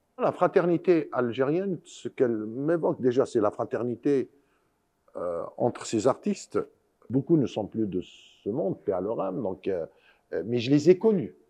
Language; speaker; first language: French; non-native, local second language; Arabic